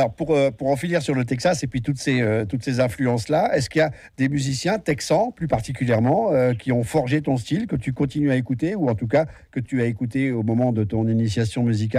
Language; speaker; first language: French; native; French